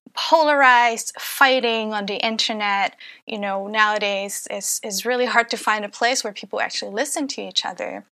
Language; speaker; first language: English; non-native, local second language; Cantonese